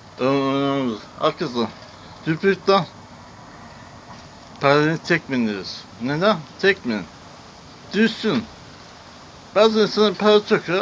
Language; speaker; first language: Turkish; non-native, learner; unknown